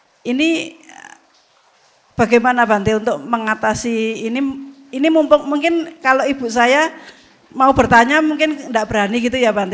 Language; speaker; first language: Indonesian; non-native, local second language; Javanese